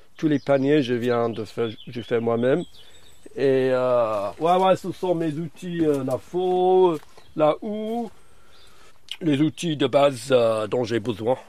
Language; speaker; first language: French; non-native, fluent; German